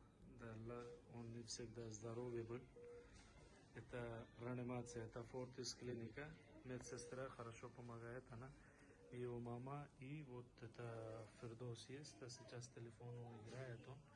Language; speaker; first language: Russian; non-native, learner; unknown